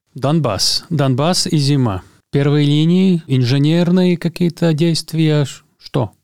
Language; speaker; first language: Russian; non-native, local second language; Latvian